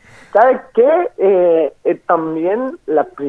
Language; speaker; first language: Spanish; non-native, fluent; French